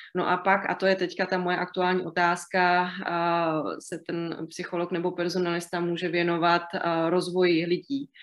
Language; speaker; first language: Czech; native; Czech